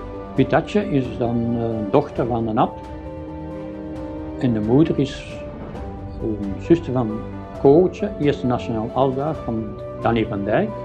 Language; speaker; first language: Dutch; native; Dutch